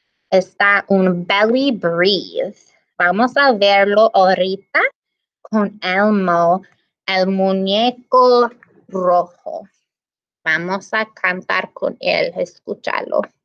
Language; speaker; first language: Spanish; non-native, learner; English